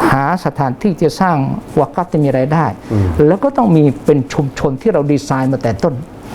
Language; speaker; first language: Thai; non-native, local second language; Malay